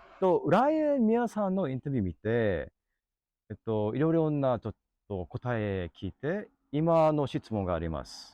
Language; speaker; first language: Japanese; non-native, learner; English